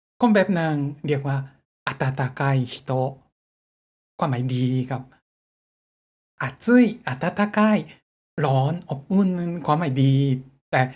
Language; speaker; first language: Thai; non-native, learner; Japanese